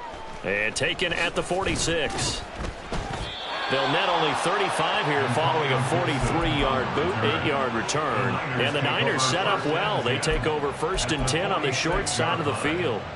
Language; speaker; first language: English; native; English